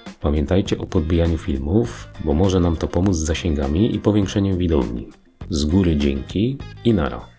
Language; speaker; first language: Polish; native; Polish